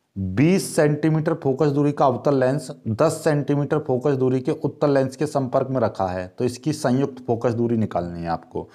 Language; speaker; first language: Hindi; native; Hindi